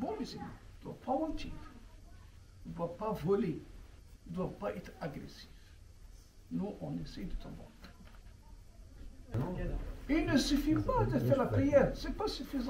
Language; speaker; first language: French; non-native, local second language; Arabic